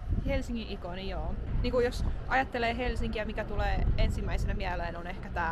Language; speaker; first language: Finnish; native; Finnish